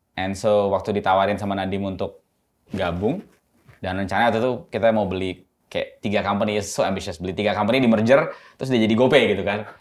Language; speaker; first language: Indonesian; native; Indonesian